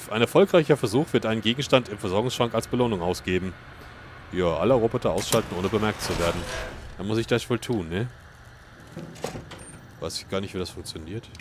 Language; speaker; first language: German; native; German